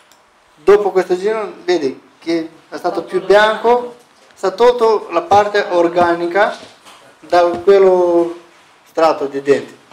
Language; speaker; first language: Italian; non-native, learner; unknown